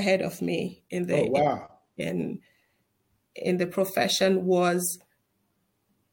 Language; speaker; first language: English; non-native, local second language; Yoruba